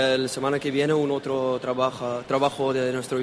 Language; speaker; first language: Spanish; non-native, learner; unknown